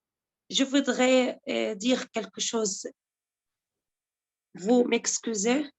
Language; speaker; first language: French; non-native, local second language; Arabic